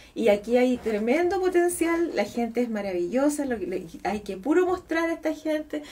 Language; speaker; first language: Spanish; native; Spanish